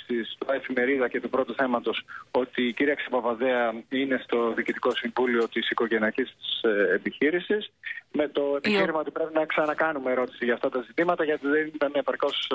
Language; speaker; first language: Greek; native; Greek